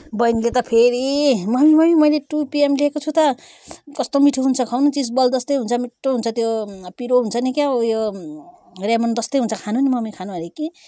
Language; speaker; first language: Nepali; native; Nepali